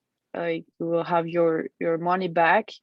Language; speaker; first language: English; non-native, fluent; French